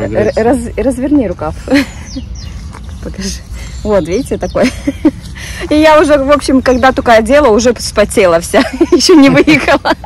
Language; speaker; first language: Russian; native; Russian